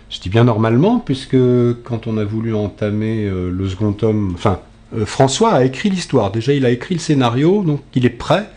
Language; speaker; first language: French; native; French